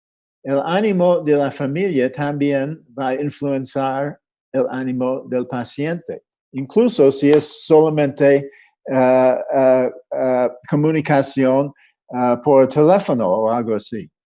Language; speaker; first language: Spanish; non-native, fluent; English